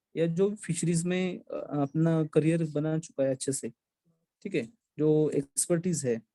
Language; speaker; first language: Hindi; non-native, local second language; Marathi